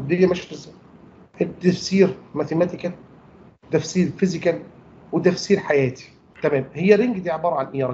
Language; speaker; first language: Arabic; native; Arabic